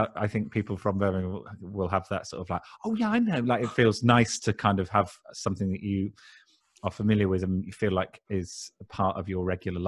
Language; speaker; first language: English; native; English